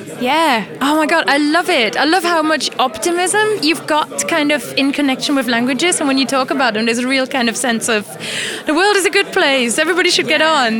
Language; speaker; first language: English; non-native, fluent; German